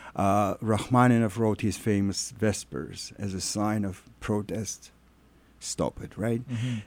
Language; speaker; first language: English; non-native, fluent; Russian